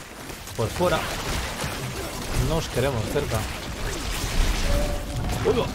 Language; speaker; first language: Spanish; native; Spanish